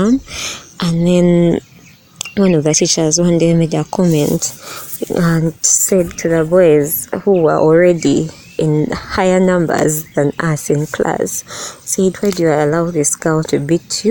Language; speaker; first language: English; non-native, local second language; Ganda